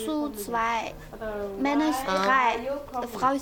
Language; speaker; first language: German; non-native, learner; Chinese